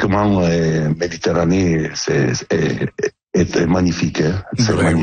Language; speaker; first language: French; non-native, learner; Italian